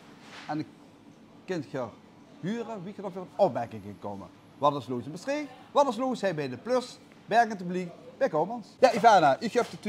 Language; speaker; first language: Dutch; native; Dutch